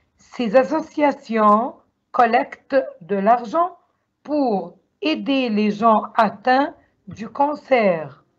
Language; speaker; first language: French; non-native, learner; Arabic